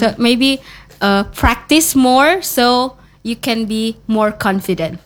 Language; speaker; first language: English; non-native, learner; Indonesian